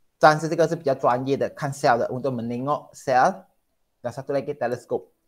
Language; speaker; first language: Malay; non-native, local second language; Chinese